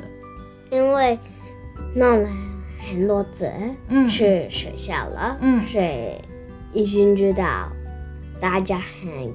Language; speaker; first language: Chinese; early bilingual, heritage; Chinese